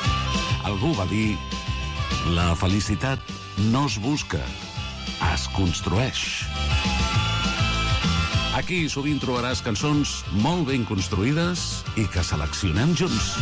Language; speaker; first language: Catalan; native; Catalan